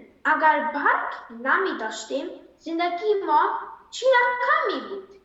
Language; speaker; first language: Persian; early bilingual, heritage; Persian